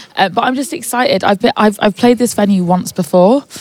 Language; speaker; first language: English; native; English